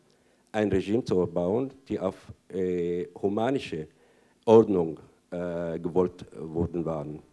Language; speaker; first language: German; non-native, fluent; Arabic